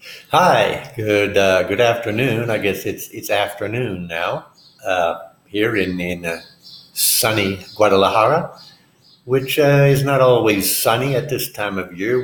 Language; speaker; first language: English; native; English